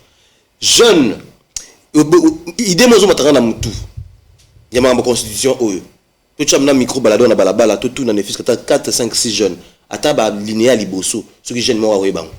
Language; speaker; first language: French; non-native, local second language; Lingala